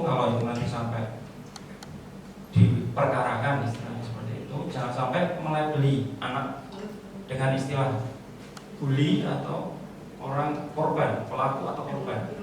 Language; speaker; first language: Indonesian; native; Indonesian